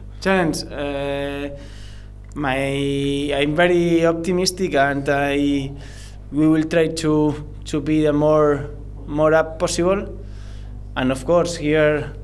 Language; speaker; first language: English; non-native, learner; Spanish